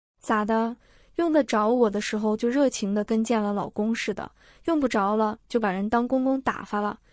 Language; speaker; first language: Chinese; native; Chinese